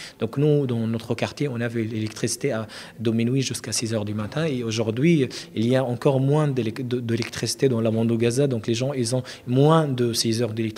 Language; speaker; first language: French; non-native, fluent; Arabic